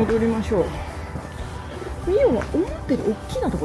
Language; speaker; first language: Japanese; native; Japanese